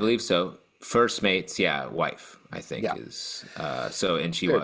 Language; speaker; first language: English; native; English